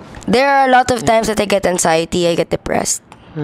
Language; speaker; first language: English; non-native, local second language; Cebuano